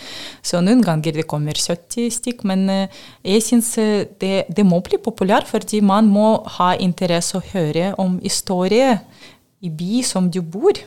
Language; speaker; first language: Norwegian; non-native, learner; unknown